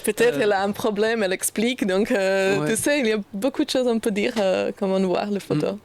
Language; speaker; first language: French; non-native, learner; Slovak